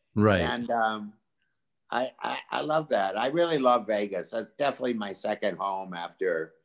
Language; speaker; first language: English; native; English